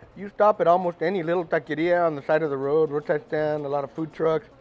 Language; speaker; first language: English; early bilingual, other home language; Spanish